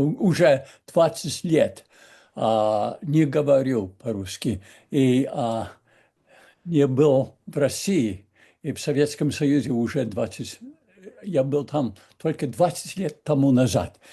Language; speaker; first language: Russian; non-native, learner; English